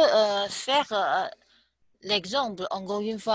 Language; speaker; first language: French; non-native, learner; Chinese